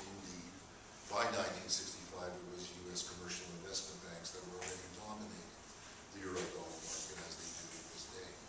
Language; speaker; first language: English; native; English